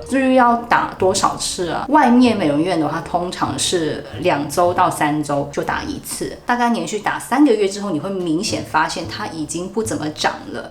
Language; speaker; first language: Chinese; non-native, local second language; Cantonese